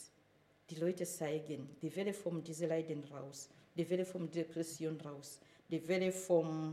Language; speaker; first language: German; non-native, fluent; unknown